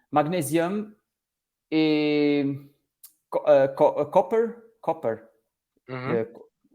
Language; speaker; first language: French; non-native, learner; Portuguese